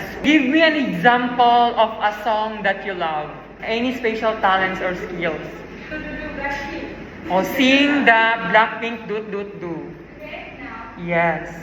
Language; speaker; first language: English; non-native, fluent; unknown